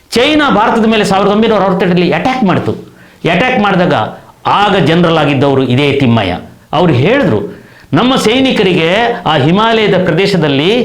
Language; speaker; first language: Kannada; non-native, local second language; Kodava